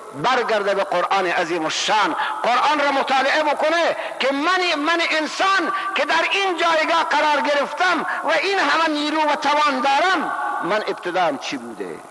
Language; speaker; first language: Persian; non-native, local second language; Baluchi